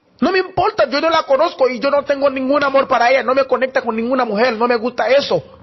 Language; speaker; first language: Spanish; non-native, learner; Haitian Creole